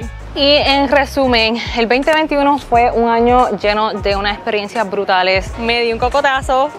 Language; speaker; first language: Spanish; early bilingual, heritage; English